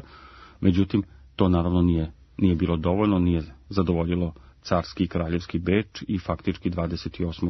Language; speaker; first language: Croatian; native; Croatian